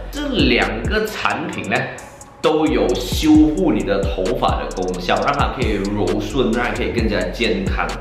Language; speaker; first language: Chinese; native; Chinese